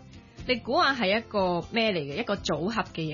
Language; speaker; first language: Cantonese; native; Cantonese